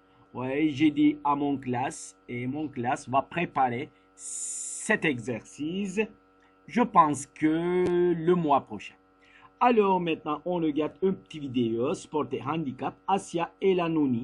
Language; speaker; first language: French; non-native, fluent; Turkish